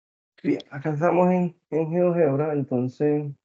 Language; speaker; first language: Spanish; native; Spanish